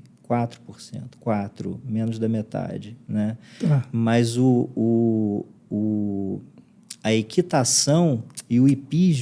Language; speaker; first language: Portuguese; native; Portuguese